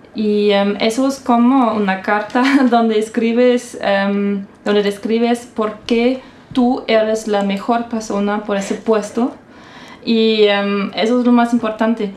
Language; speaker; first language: Spanish; non-native, fluent; German